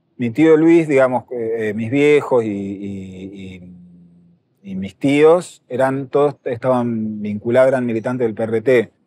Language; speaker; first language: Spanish; native; Spanish